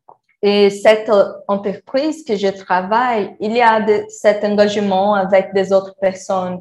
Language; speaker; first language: French; non-native, learner; Portuguese